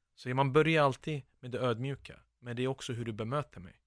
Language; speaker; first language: Swedish; early bilingual, other home language; Bosnian